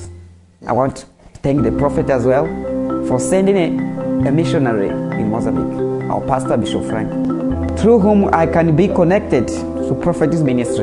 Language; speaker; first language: English; non-native, fluent; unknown